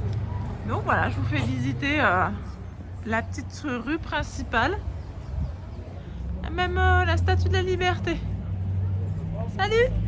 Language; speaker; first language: French; native; French